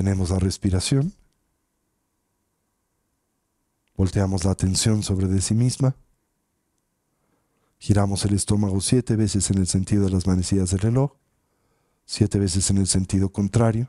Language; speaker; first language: Spanish; native; Spanish